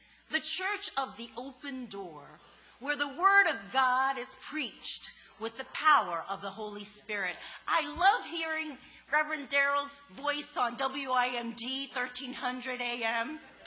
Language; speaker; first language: English; native; English